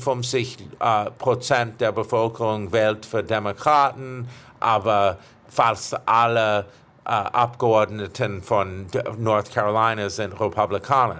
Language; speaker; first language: German; non-native, fluent; English